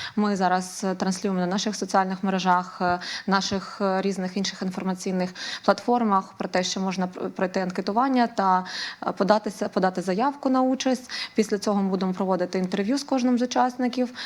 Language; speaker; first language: Ukrainian; native; Ukrainian